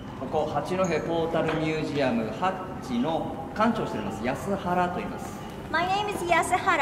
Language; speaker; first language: Japanese; native; Japanese